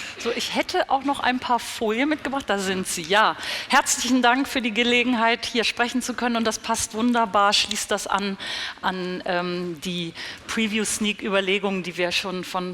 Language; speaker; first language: German; native; German